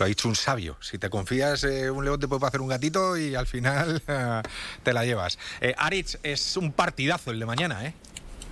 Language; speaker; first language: Spanish; native; Spanish